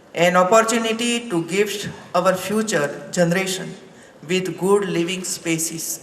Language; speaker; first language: English; non-native, local second language; Gujarati